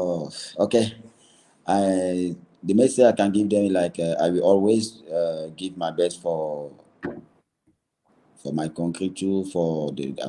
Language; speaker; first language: English; non-native, learner; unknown